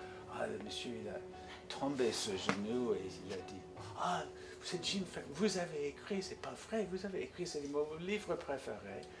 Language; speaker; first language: French; non-native, fluent; English